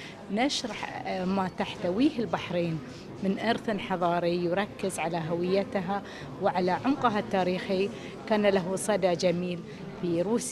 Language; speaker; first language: Arabic; native; Arabic